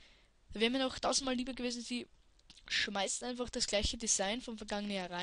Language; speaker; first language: German; native; German